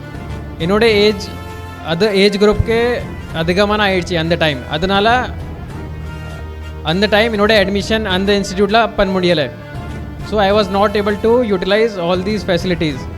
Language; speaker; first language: Tamil; non-native, learner; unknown